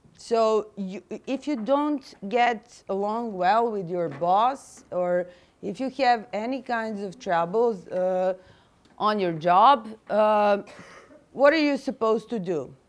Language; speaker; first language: English; non-native, fluent; Serbian